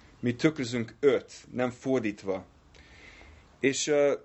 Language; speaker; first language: Hungarian; non-native, learner; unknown